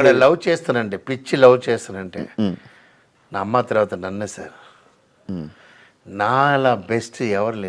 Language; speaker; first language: Telugu; non-native, learner; Tamil